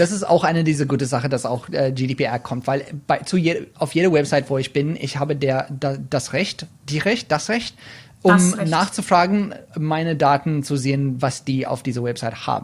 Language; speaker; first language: German; non-native, fluent; English